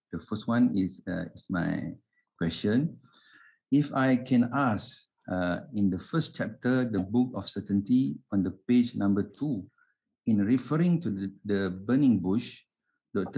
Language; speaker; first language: English; non-native, local second language; Malay